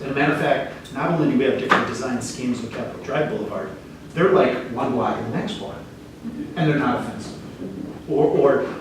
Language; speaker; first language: English; native; English